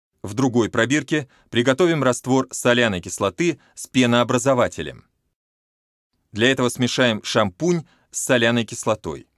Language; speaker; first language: Russian; native; Russian